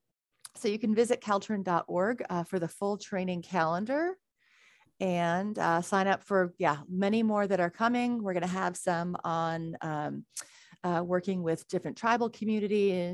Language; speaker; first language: English; native; English